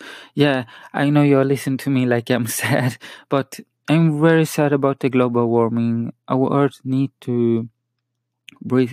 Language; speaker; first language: English; non-native, learner; Spanish